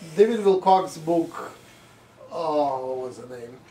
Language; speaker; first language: English; non-native, fluent; Russian